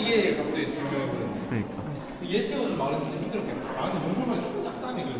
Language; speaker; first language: Korean; non-native, fluent; Mongolian